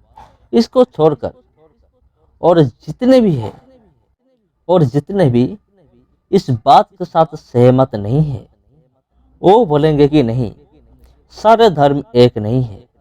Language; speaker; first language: Hindi; non-native, local second language; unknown